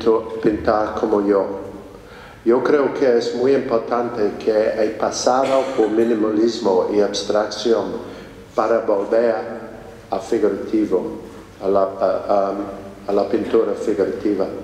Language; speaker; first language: Spanish; non-native, fluent; English